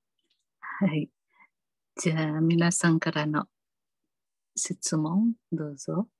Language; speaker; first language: Japanese; non-native, fluent; Indonesian